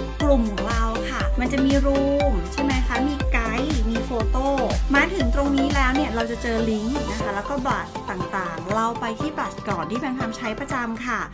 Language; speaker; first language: Thai; native; Thai